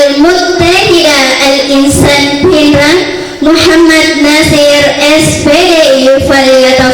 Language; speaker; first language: Arabic; non-native, learner; Indonesian